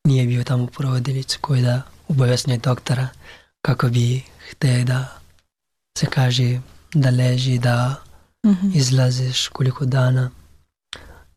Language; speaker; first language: Serbian; non-native, learner; Pashto